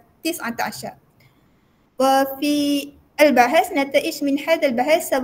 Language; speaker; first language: Arabic; non-native, learner; Malay